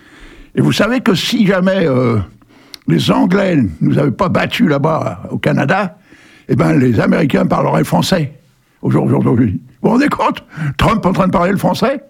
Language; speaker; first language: French; native; French